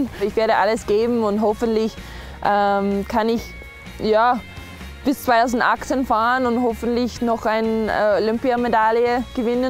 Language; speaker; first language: German; non-native, learner; English